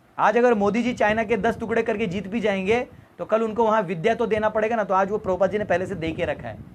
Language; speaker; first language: Hindi; non-native, local second language; Marathi